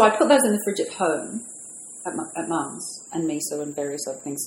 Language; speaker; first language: English; native; English